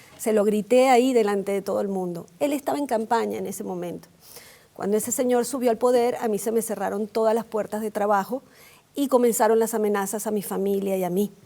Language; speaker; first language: Spanish; native; Spanish